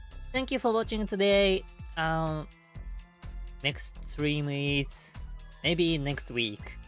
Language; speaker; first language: English; non-native, learner; Japanese